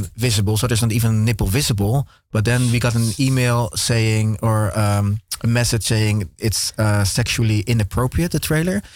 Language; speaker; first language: English; non-native, fluent; Dutch